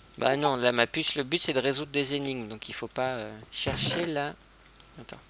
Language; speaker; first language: French; native; French